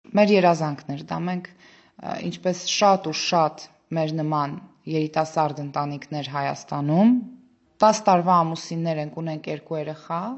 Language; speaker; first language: Armenian; native; Armenian